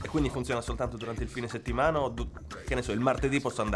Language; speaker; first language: Italian; native; Italian